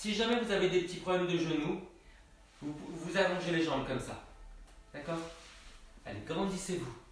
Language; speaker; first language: French; native; French